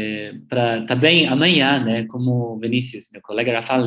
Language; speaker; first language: Portuguese; non-native, learner; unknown